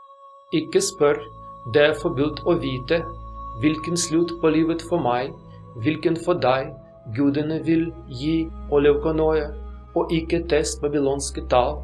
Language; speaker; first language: Norwegian; non-native, learner; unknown